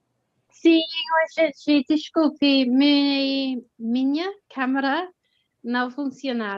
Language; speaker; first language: Portuguese; non-native, learner; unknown